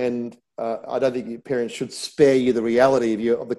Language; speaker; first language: English; native; English